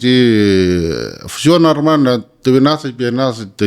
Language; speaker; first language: Russian; non-native, learner; Chinese